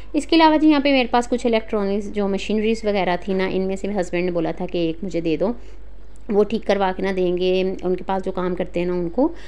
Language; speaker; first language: Urdu; native; Urdu